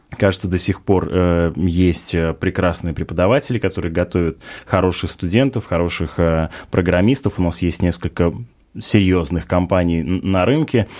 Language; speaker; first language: Russian; native; Russian